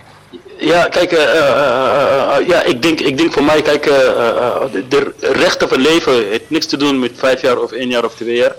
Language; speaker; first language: Dutch; non-native, learner; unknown